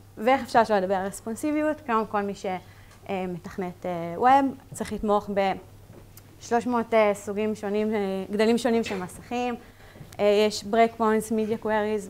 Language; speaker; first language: Hebrew; native; Hebrew